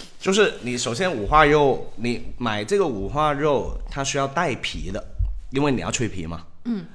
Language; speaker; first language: Chinese; non-native, local second language; Cantonese